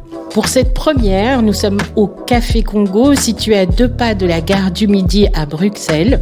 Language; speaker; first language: French; native; French